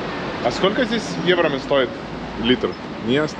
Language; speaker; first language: Russian; non-native, learner; Lithuanian